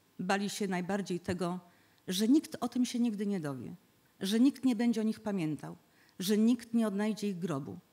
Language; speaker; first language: Polish; native; Polish